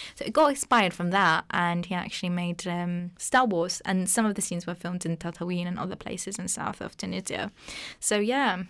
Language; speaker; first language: English; non-native, fluent; Arabic